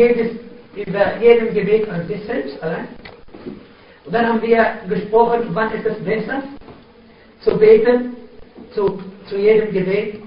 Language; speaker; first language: German; non-native, fluent; Arabic